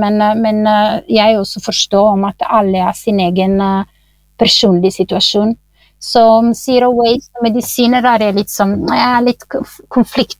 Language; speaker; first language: Norwegian; non-native, fluent; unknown